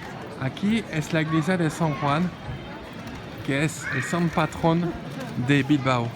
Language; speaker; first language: Spanish; non-native, learner; French